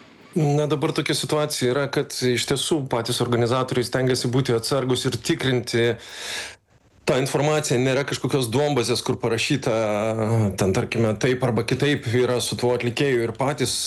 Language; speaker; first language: Lithuanian; native; Lithuanian